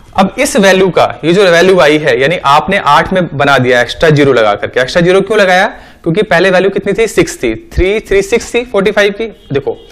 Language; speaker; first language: Hindi; native; Hindi